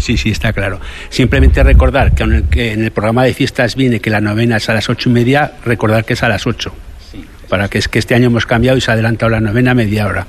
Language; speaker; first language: Spanish; native; Spanish